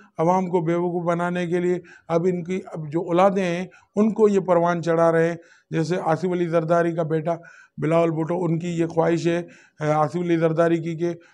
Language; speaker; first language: Urdu; non-native, local second language; Sindhi